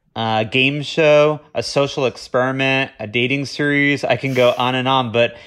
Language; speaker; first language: English; native; English